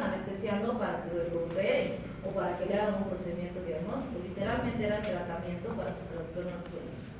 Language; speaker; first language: Spanish; native; Spanish